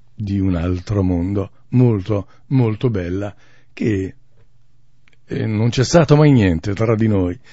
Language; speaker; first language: Italian; native; Italian